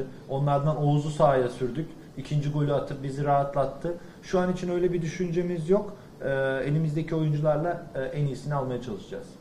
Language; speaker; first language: Turkish; native; Turkish